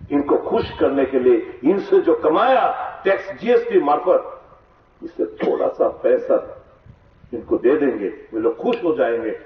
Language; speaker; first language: Hindi; non-native, local second language; Bangla